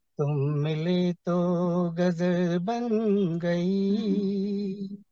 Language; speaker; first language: Hindi; native; Hindi